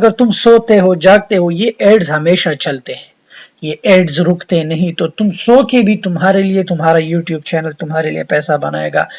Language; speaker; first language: Urdu; native; Urdu